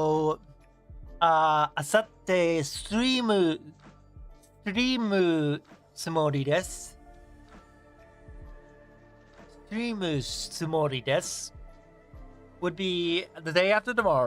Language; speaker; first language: Japanese; non-native, learner; English